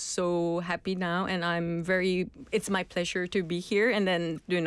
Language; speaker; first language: English; non-native, fluent; Thai